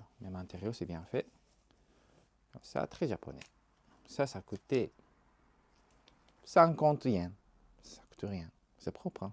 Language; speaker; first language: French; non-native, learner; Japanese